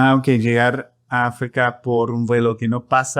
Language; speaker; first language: Spanish; non-native, fluent; English